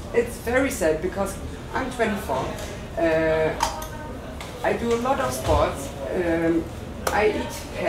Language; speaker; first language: English; non-native, learner; German